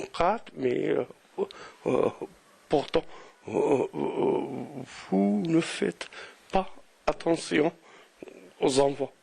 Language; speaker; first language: French; non-native, local second language; Arabic